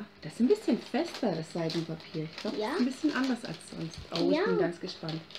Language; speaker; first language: German; native; German